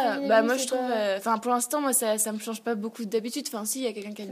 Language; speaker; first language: French; native; French